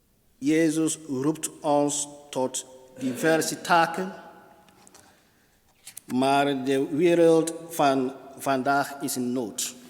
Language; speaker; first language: Dutch; non-native, fluent; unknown